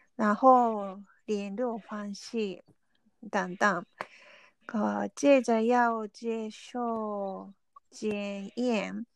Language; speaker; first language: Chinese; non-native, learner; Vietnamese